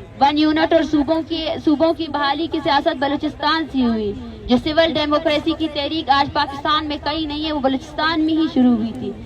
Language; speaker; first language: Urdu; non-native, local second language; Baluchi